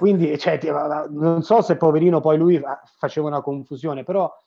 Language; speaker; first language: Italian; native; Italian